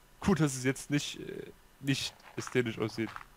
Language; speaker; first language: German; native; German